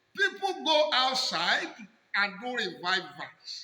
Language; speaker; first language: English; non-native, local second language; Yoruba